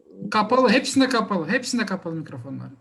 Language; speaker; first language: Turkish; native; Turkish